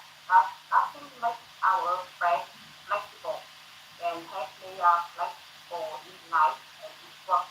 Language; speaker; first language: English; non-native, learner; Thai